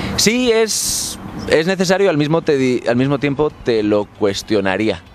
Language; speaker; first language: Spanish; native; Spanish